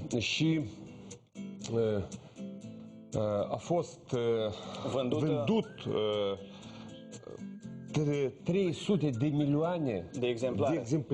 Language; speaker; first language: Romanian; non-native, learner; Russian